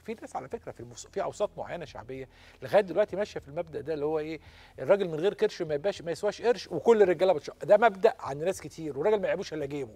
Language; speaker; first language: Arabic; native; Arabic